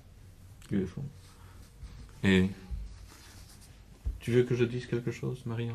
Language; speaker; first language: French; native; French